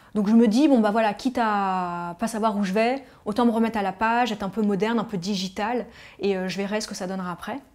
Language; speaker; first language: French; native; French